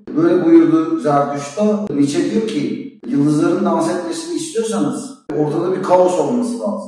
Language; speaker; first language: Turkish; native; Turkish